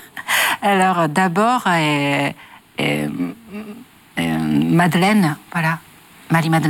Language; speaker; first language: French; non-native, learner; Japanese